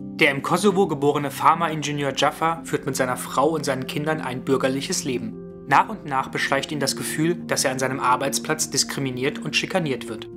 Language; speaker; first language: German; native; German